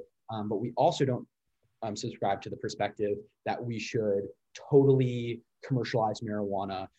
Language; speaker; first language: English; native; English